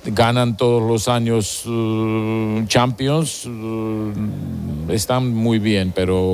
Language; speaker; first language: Spanish; non-native, learner; Georgian